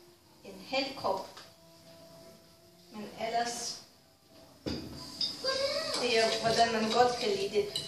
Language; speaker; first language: Danish; non-native, fluent; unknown